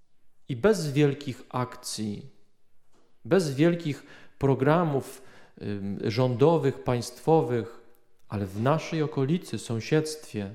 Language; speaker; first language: Polish; native; Polish